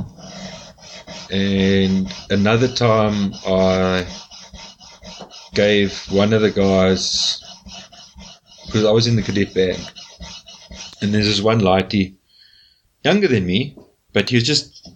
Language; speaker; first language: English; native; English